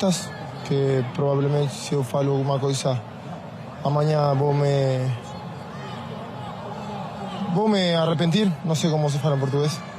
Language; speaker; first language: Portuguese; non-native, fluent; Spanish